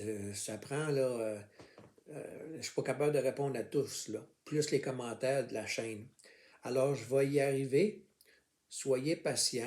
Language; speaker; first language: French; native; French